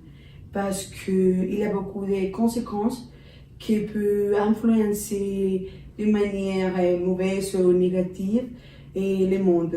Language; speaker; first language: French; non-native, learner; Spanish